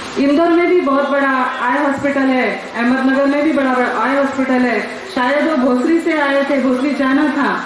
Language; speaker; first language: Hindi; non-native, local second language; Marathi